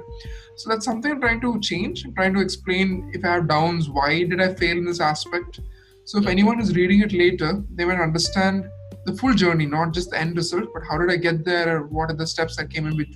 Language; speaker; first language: English; non-native, local second language; Malayalam